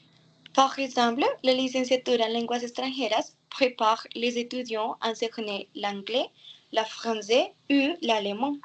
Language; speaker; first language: French; non-native, learner; Spanish